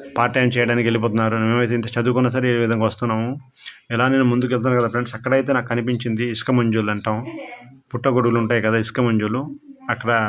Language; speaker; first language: Telugu; non-native, local second language; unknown